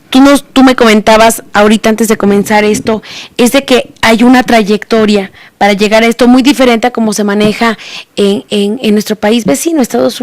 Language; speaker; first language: Spanish; native; Spanish